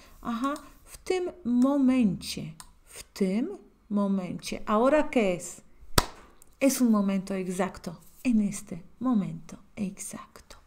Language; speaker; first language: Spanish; non-native, fluent; Polish